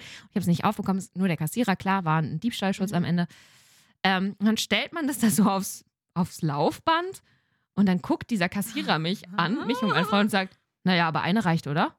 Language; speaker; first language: German; native; German